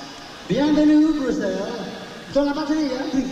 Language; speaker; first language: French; non-native, learner; English